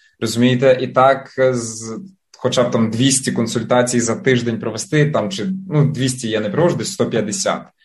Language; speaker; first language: Ukrainian; native; Ukrainian